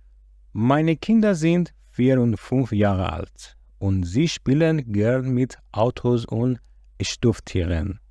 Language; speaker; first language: German; non-native, fluent; Persian